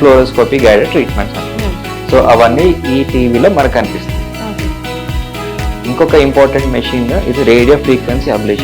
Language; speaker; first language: Telugu; native; Telugu